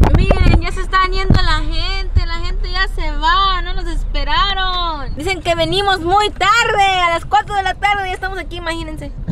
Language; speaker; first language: Spanish; early bilingual, heritage; Spanish